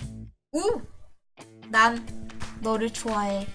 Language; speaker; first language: Korean; non-native, fluent; French